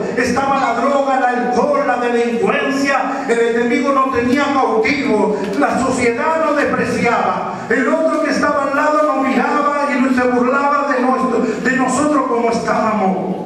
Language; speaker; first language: Spanish; native; Spanish